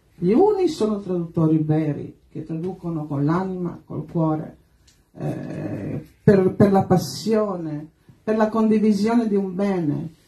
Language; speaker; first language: Italian; non-native, fluent; Croatian